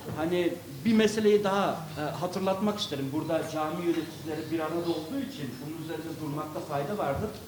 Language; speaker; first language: Turkish; early bilingual, other home language; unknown